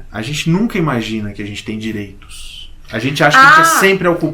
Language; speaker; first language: Portuguese; native; Portuguese